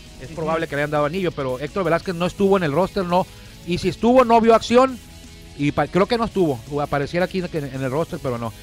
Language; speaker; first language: Spanish; native; Spanish